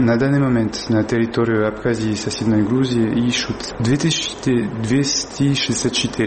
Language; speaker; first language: Russian; non-native, fluent; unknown